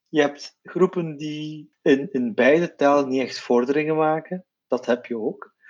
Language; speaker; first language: Dutch; non-native, local second language; Turkish